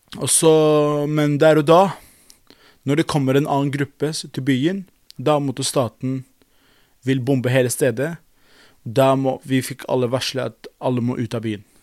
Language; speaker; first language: Norwegian; non-native, fluent; Arabic